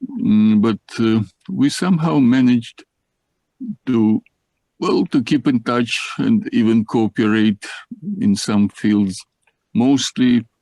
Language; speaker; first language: English; non-native, fluent; Russian